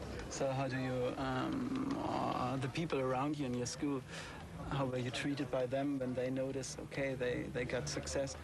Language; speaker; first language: English; non-native, fluent; German